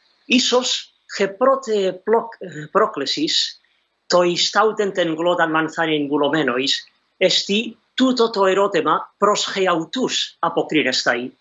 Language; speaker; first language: Greek; non-native, fluent; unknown